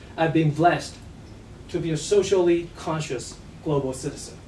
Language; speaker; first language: English; non-native, fluent; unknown